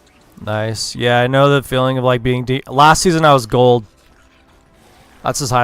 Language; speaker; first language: English; native; English